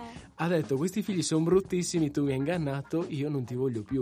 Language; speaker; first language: Italian; native; Italian